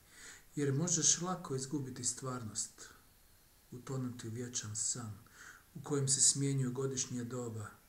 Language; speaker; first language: Croatian; native; Croatian